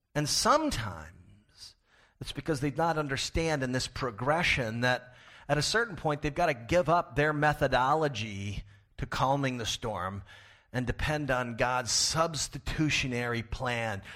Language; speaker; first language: English; native; English